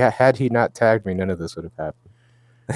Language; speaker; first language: English; native; English